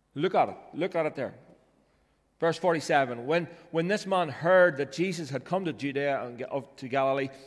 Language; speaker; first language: English; native; English